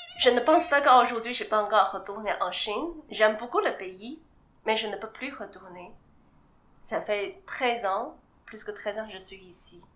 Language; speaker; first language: French; non-native, fluent; Chinese